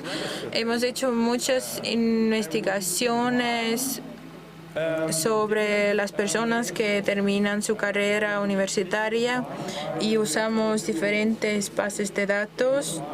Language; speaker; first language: Spanish; non-native, fluent; Dutch